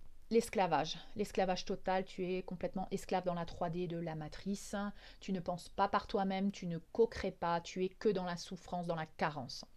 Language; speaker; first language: French; native; French